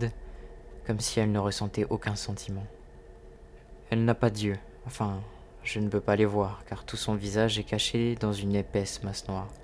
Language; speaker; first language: French; native; French